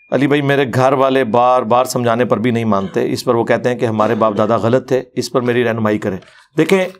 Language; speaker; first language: Urdu; non-native, local second language; Punjabi